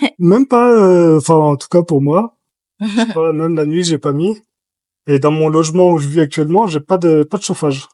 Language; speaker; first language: French; native; French